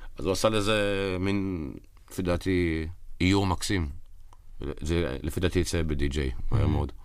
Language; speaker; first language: Hebrew; native; Hebrew